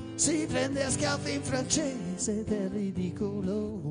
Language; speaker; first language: Italian; native; Italian